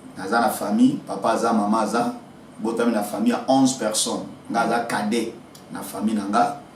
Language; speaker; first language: Lingala; native; Lingala